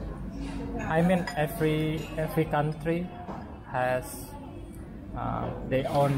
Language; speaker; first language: English; non-native, learner; Indonesian